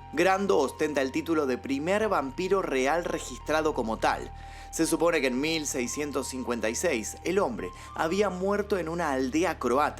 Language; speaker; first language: Spanish; native; Spanish